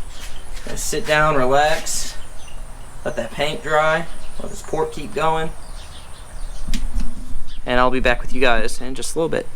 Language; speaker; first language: English; native; English